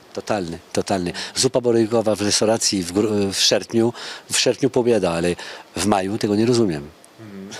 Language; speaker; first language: Polish; non-native, fluent; French